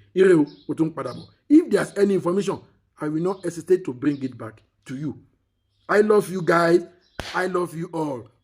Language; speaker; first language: English; non-native, local second language; Yoruba